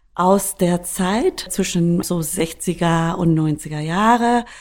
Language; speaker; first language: German; non-native, fluent; Spanish